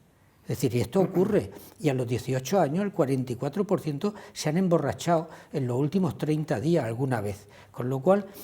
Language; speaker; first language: Spanish; native; Spanish